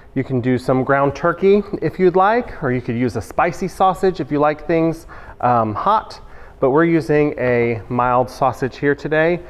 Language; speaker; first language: English; native; English